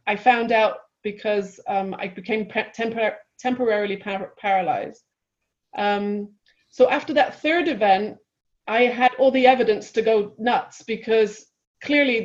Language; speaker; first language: English; native; English